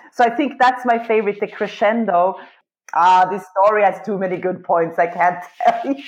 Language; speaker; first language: English; non-native, fluent; Swedish